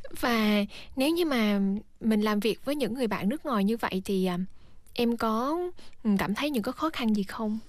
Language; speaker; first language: Vietnamese; native; Vietnamese